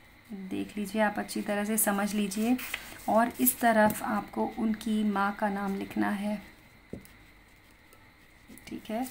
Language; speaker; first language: Hindi; native; Hindi